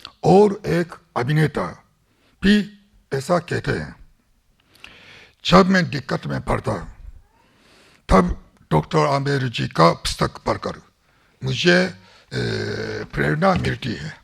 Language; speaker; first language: Hindi; non-native, fluent; Japanese